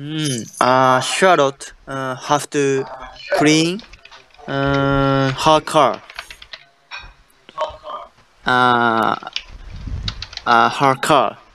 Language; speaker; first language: English; non-native, learner; Japanese